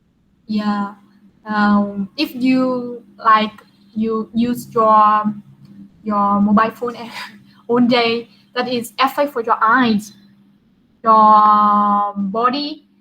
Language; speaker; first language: English; non-native, learner; Vietnamese